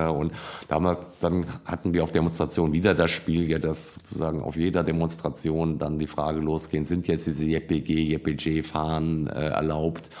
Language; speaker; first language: German; native; German